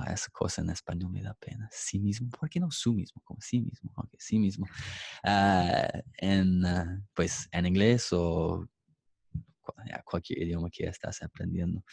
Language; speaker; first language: Spanish; non-native, fluent; English